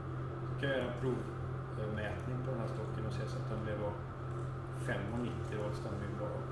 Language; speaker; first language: Swedish; native; Swedish